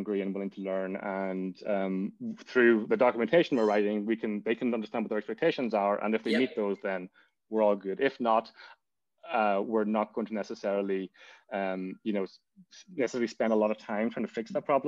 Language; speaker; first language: English; native; English